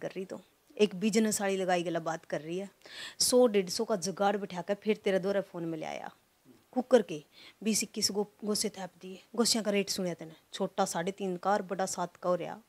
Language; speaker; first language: Hindi; non-native, local second language; Haryanvi